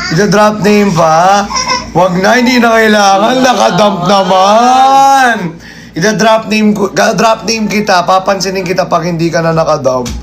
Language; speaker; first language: Filipino; non-native, local second language; Cebuano